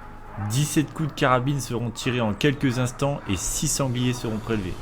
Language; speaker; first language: French; native; French